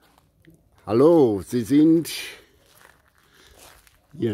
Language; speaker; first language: German; non-native, learner; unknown